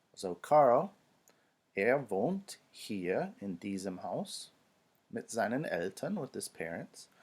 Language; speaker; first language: German; non-native, fluent; English